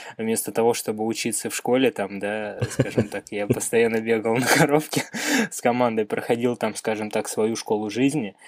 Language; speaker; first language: Russian; native; Russian